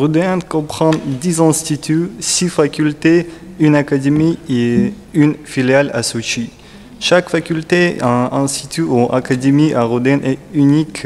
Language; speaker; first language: French; non-native, learner; Russian